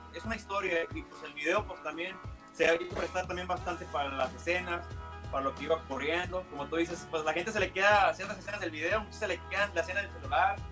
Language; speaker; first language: Spanish; early bilingual, heritage; Spanish